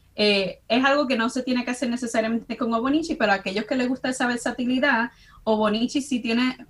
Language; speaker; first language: Spanish; early bilingual, heritage; Spanish